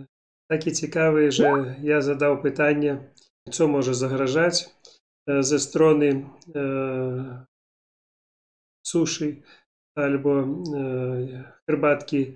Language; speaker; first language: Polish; non-native, learner; Belarusian